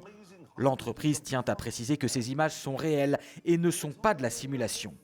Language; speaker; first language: French; native; French